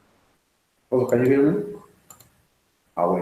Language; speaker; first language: English; non-native, learner; Spanish